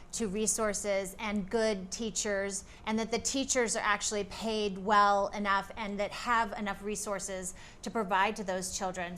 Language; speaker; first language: English; native; English